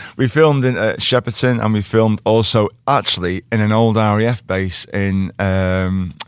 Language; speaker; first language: English; native; English